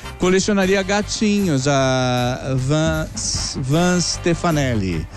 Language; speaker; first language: Portuguese; native; Portuguese